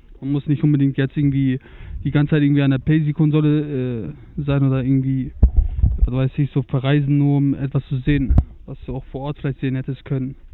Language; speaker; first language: German; early bilingual, other home language; Turkish